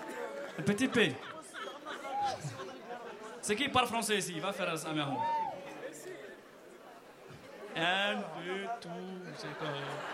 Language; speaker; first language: French; non-native, learner; Tamasheq